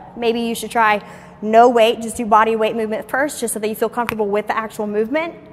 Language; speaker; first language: English; native; English